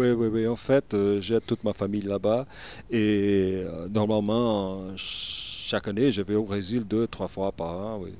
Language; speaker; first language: French; non-native, learner; Portuguese